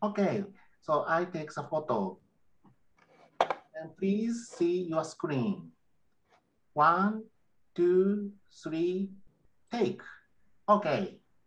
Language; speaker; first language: English; non-native, learner; Japanese